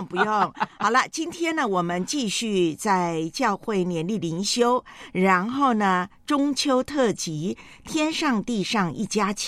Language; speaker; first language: Chinese; native; Chinese